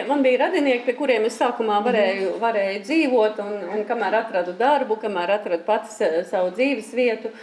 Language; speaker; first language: Latvian; early bilingual, heritage; Latvian